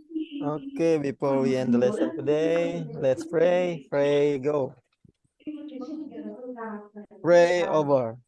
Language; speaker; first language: English; non-native, learner; Indonesian